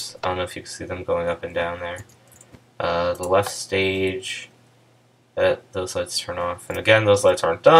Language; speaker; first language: English; native; English